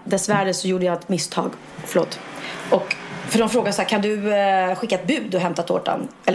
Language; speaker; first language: Swedish; native; Swedish